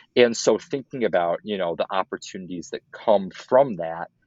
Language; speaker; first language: English; native; English